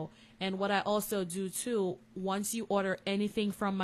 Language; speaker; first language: English; non-native, local second language; Jamaican Creole English